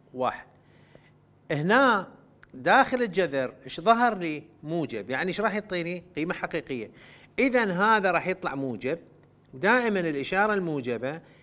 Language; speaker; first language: Arabic; non-native, local second language; Central Kurdish